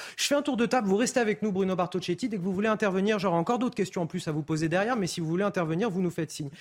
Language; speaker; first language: French; native; French